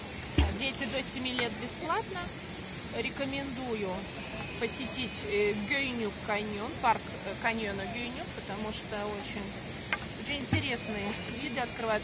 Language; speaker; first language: Russian; native; Russian